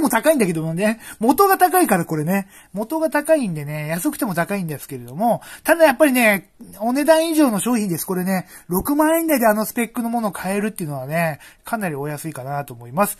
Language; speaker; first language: Japanese; native; Japanese